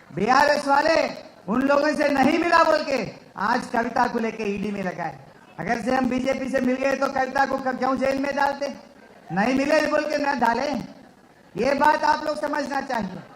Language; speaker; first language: Hindi; non-native, local second language; Telugu